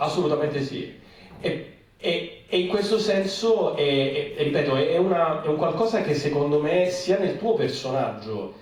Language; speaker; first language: Italian; native; Italian